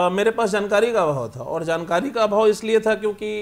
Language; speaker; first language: Hindi; native; Hindi